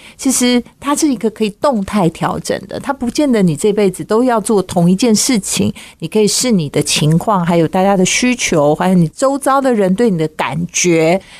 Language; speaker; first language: Chinese; native; Chinese